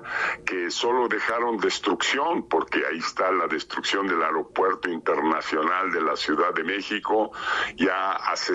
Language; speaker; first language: Spanish; native; Spanish